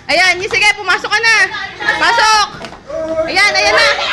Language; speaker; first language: Filipino; native; Filipino